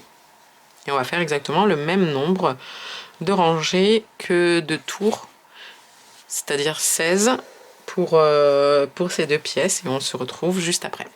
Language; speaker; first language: French; native; French